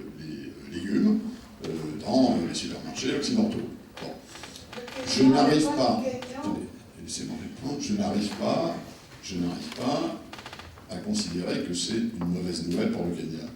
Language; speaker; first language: French; native; French